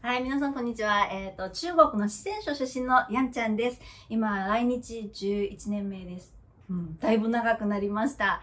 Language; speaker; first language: Japanese; non-native, fluent; Chinese